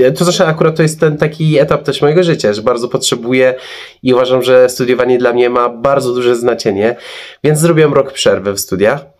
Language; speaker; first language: Polish; non-native, fluent; Persian